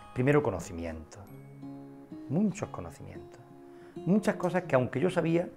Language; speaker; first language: Spanish; native; Spanish